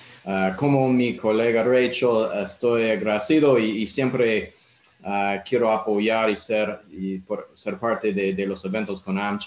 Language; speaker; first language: Spanish; non-native, fluent; English